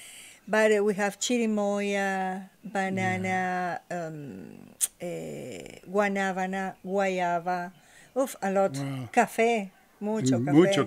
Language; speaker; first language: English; non-native, learner; Spanish